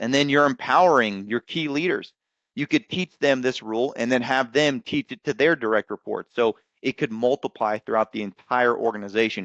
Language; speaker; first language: English; native; English